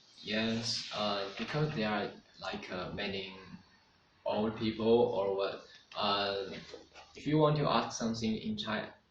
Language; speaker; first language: English; non-native, learner; Chinese